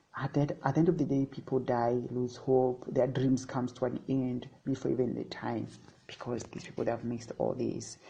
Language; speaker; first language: English; non-native, local second language; Swahili